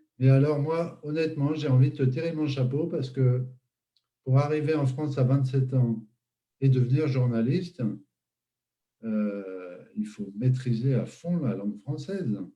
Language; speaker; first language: French; native; French